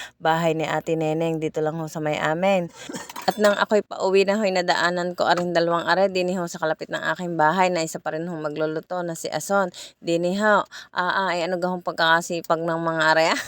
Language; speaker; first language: Filipino; native; Filipino